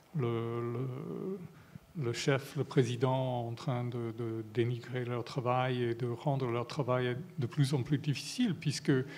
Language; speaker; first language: French; non-native, fluent; English